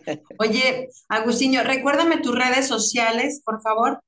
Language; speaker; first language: Spanish; native; Spanish